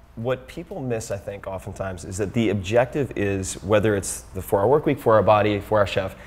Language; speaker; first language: English; native; English